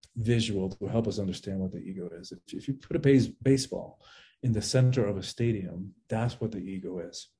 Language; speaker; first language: English; early bilingual, other home language; Spanish